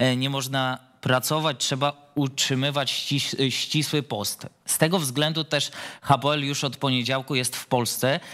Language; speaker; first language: Polish; native; Polish